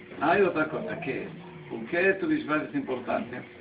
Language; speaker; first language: Spanish; non-native, learner; Hebrew